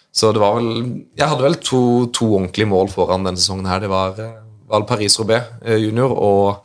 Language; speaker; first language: Norwegian; native; Norwegian